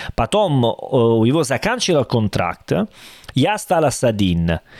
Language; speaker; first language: Russian; non-native, learner; Italian